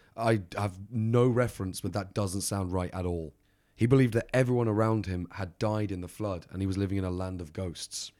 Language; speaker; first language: English; native; English